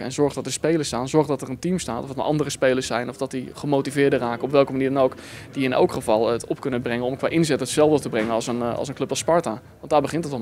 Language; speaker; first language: Dutch; native; Dutch